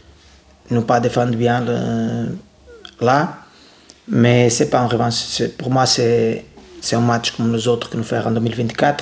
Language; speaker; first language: French; non-native, learner; Portuguese